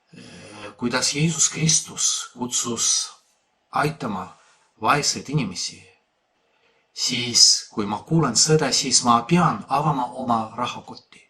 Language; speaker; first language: Estonian; non-native, fluent; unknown